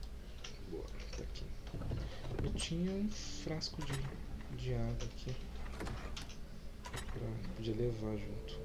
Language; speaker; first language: Portuguese; native; Portuguese